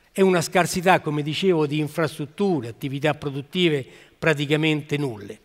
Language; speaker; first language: Italian; native; Italian